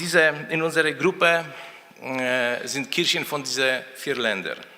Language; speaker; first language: German; non-native, fluent; Polish